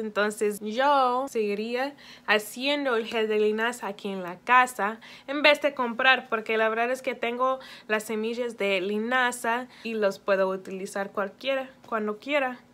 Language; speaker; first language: Spanish; early bilingual, heritage; Spanish